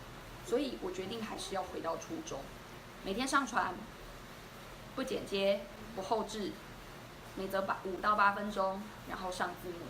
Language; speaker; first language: Chinese; native; Chinese